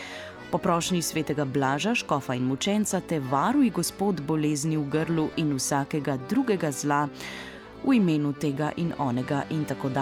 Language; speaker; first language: Slovenian; native; Slovenian